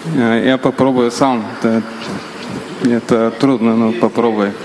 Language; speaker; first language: Russian; non-native, learner; Bulgarian